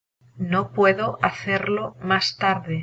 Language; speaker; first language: Spanish; non-native, learner; English